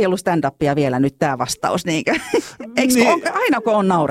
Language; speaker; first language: Finnish; native; Finnish